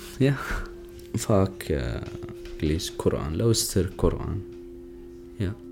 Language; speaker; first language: Dutch; non-native, learner; Arabic